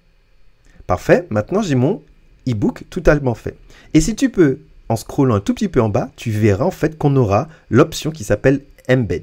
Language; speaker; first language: French; native; French